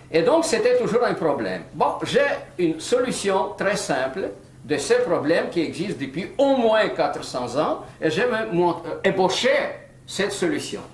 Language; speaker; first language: French; non-native, fluent; Russian